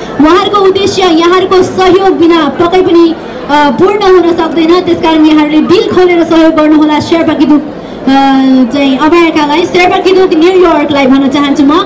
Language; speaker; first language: Nepali; non-native, local second language; Sherpa